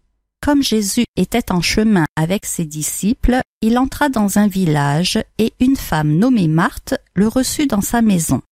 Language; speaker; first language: French; native; French